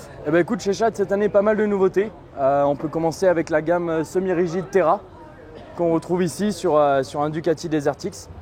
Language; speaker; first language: French; native; French